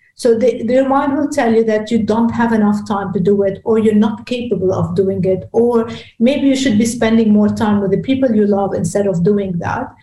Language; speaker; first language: English; non-native, fluent; Arabic